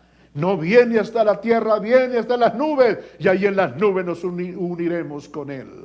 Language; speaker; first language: Spanish; native; Spanish